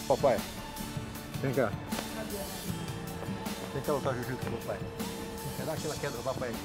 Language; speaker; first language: Portuguese; native; Portuguese